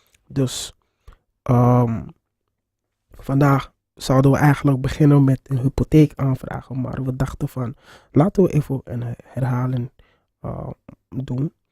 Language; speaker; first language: Dutch; non-native, fluent; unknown